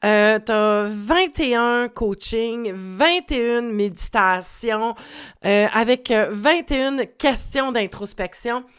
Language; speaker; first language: French; native; French